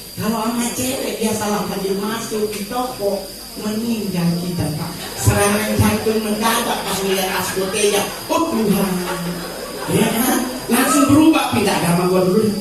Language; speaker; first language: Indonesian; native; Indonesian